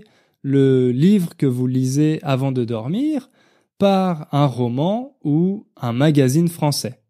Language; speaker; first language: French; native; French